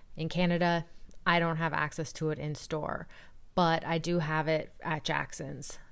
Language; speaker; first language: English; native; English